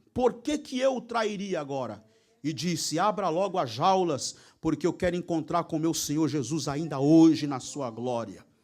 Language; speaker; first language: Portuguese; native; Portuguese